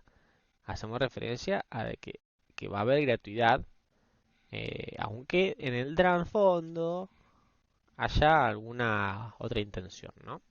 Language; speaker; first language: Spanish; native; Spanish